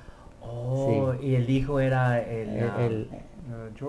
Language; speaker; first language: Spanish; early bilingual, heritage; Spanish